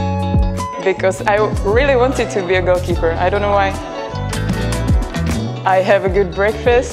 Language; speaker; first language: English; non-native, learner; Czech